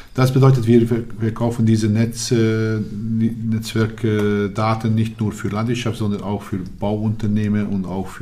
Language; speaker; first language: German; non-native, learner; Hungarian